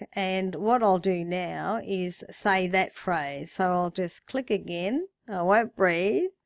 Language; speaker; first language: English; native; English